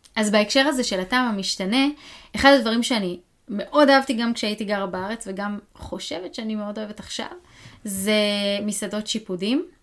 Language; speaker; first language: Hebrew; native; Hebrew